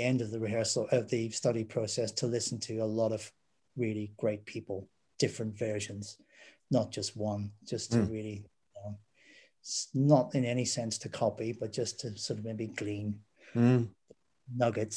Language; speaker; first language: English; native; English